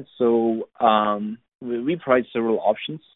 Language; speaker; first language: English; non-native, fluent; Lithuanian